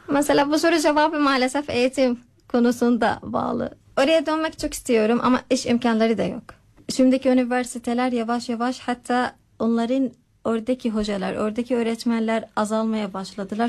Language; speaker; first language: Turkish; non-native, fluent; Arabic